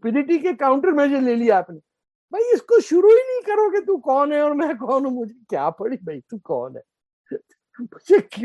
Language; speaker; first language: English; non-native, local second language; Urdu